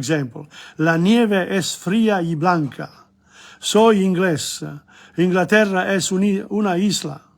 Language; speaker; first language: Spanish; non-native, fluent; English